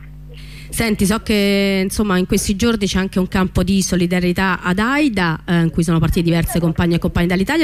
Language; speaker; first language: Italian; native; Italian